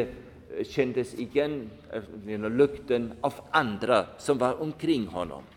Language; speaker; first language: Swedish; non-native, fluent; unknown